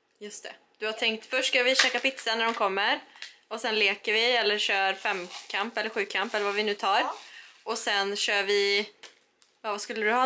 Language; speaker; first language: Swedish; native; Swedish